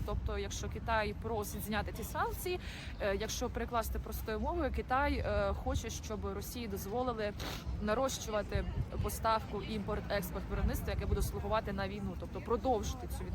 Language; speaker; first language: Ukrainian; native; Ukrainian